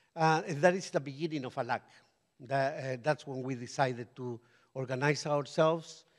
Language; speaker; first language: English; non-native, fluent; Spanish